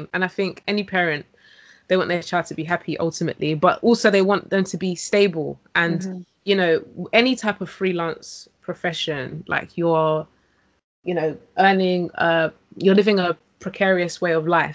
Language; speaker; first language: English; native; English